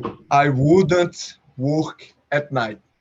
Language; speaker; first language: English; non-native, learner; Portuguese